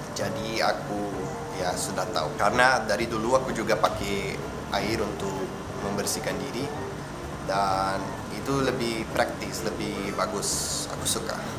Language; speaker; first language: Indonesian; non-native, fluent; Portuguese